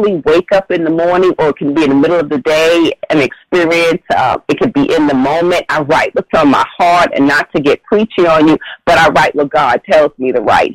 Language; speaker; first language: English; native; English